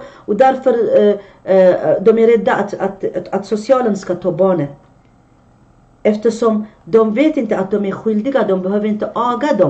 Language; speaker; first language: Swedish; non-native, fluent; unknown